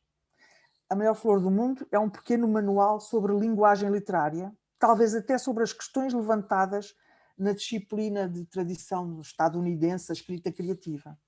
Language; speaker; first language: Portuguese; native; Portuguese